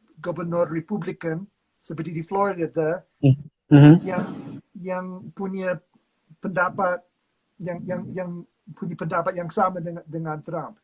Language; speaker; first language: Indonesian; non-native, fluent; English